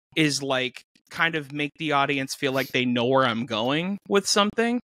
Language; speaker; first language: English; native; English